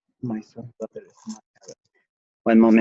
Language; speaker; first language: English; non-native, learner; Spanish